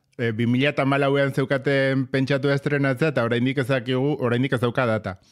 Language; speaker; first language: Basque; native; Basque